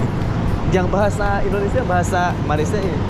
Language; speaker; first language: Indonesian; non-native, learner; Lao